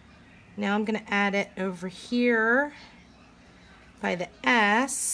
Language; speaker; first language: English; native; English